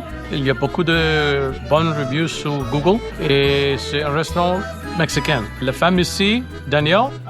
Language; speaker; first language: French; non-native, local second language; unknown